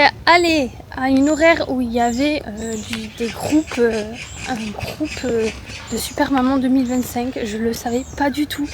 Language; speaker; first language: French; native; French